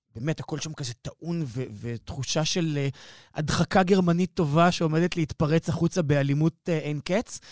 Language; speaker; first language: Hebrew; native; Hebrew